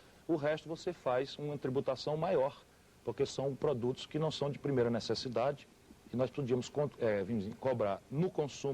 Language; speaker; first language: Portuguese; native; Portuguese